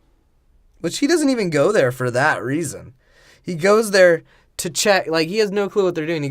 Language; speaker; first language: English; native; English